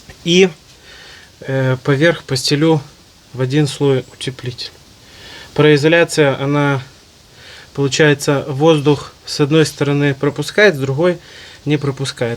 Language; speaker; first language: Russian; native; Russian